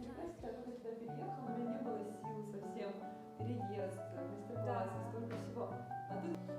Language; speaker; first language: Russian; non-native, learner; Azerbaijani